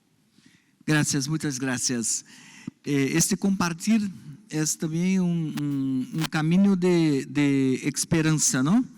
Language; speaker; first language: Spanish; non-native, learner; Portuguese